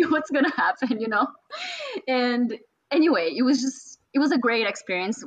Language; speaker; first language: English; non-native, fluent; Portuguese